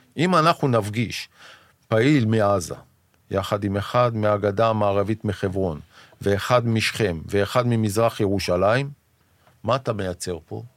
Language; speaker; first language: Hebrew; native; Hebrew